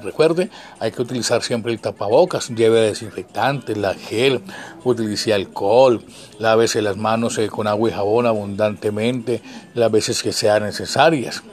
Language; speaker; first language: Spanish; native; Spanish